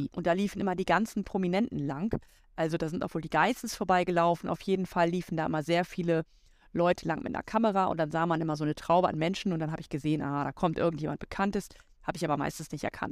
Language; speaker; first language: German; native; German